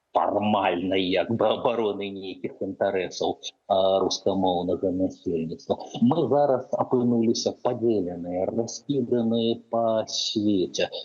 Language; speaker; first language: Belarusian; non-native, local second language; Russian